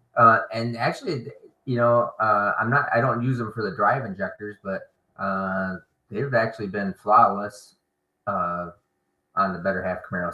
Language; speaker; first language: English; native; English